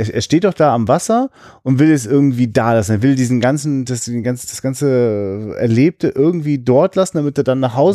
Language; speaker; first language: German; native; German